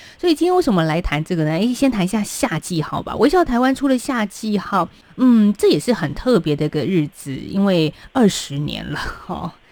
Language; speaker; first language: Chinese; native; Chinese